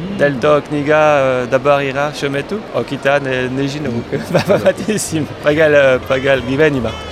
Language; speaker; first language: Lithuanian; non-native, learner; French